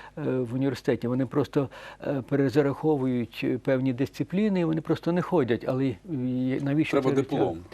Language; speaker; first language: Ukrainian; native; Ukrainian